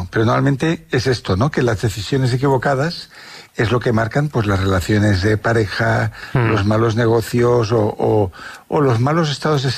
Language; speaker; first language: Spanish; native; Spanish